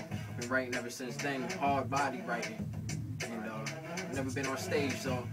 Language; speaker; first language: English; native; English